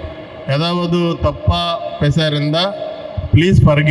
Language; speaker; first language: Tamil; non-native, learner; Telugu